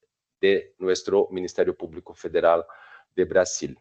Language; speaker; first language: Spanish; non-native, fluent; Portuguese